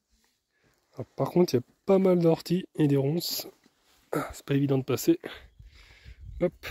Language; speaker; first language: French; native; French